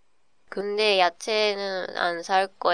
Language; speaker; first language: Korean; non-native, learner; Japanese